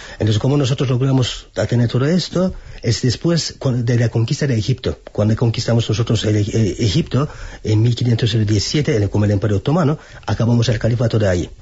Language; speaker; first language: Spanish; non-native, fluent; Turkish